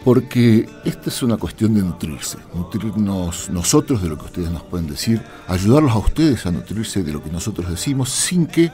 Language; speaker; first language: Spanish; native; Spanish